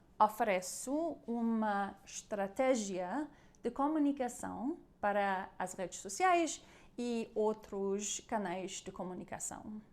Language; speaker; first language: Portuguese; non-native, learner; German